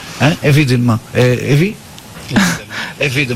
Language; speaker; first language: French; non-native, learner; Portuguese